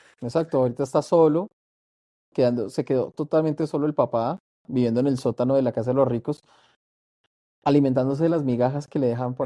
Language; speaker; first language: Spanish; native; Spanish